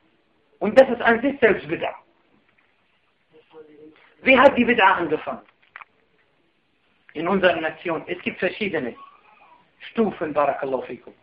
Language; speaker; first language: German; non-native, fluent; Arabic